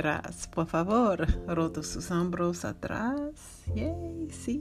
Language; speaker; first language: Spanish; non-native, learner; English